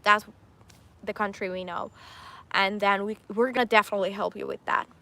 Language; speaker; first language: English; non-native, fluent; Persian